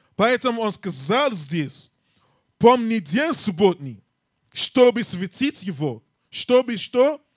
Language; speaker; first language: Russian; non-native, learner; English